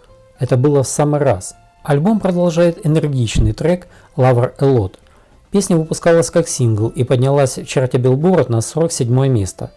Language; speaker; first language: Russian; native; Russian